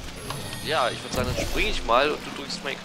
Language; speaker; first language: German; native; German